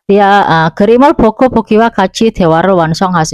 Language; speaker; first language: Korean; non-native, fluent; Indonesian